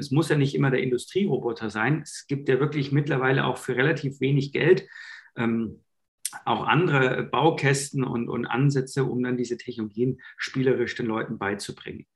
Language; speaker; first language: German; native; German